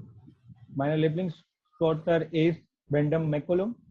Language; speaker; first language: German; non-native, learner; Gujarati